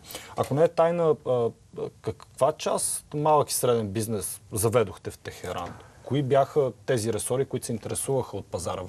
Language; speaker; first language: Bulgarian; native; Bulgarian